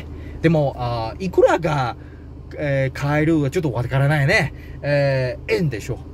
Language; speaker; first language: Japanese; non-native, learner; Chinese